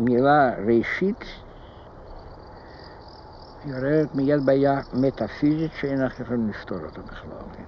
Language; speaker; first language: Hebrew; non-native, fluent; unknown